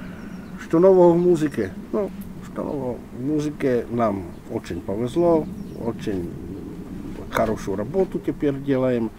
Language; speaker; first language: Russian; non-native, fluent; Czech